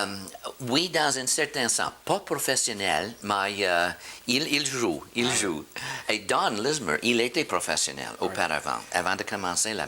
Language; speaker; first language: French; non-native, learner; English